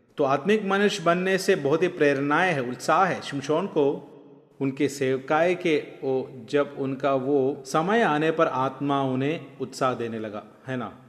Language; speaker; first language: Hindi; non-native, local second language; Malayalam